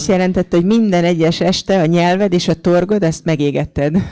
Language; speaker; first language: Hungarian; native; Hungarian